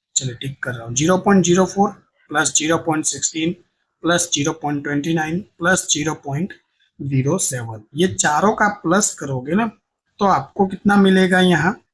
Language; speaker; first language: Hindi; non-native, local second language; Gujarati